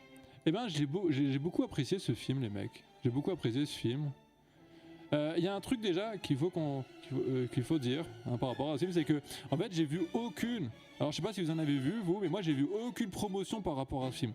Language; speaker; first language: French; native; French